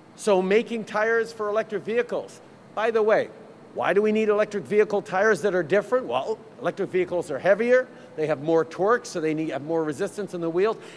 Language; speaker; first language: English; early bilingual, other home language; French